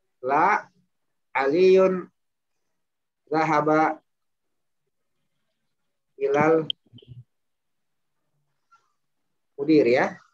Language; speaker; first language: Arabic; non-native, fluent; Indonesian